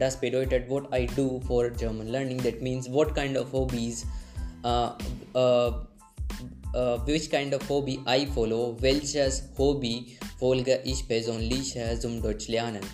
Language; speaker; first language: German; non-native, learner; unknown